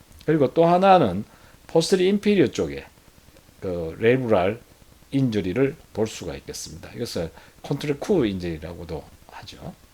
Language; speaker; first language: Korean; native; Korean